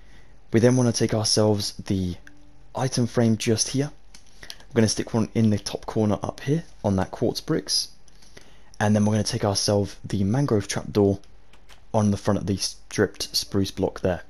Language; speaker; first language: English; native; English